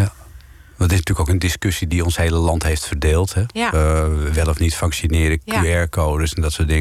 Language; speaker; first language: Dutch; native; Dutch